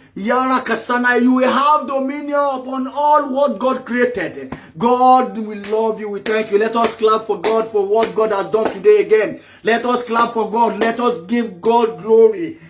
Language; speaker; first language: English; non-native, local second language; Yoruba